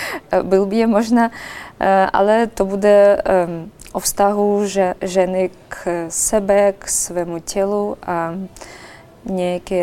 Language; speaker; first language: Czech; non-native, fluent; Russian